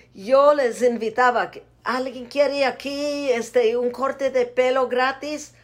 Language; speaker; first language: Spanish; non-native, fluent; English